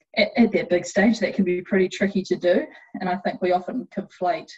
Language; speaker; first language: English; native; English